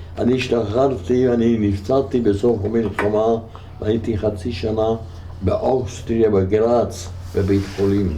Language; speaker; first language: Hebrew; non-native, fluent; Hungarian